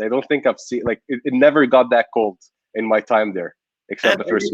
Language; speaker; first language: English; non-native, local second language; Arabic